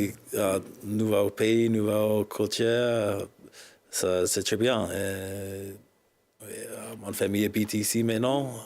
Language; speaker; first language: French; non-native, learner; English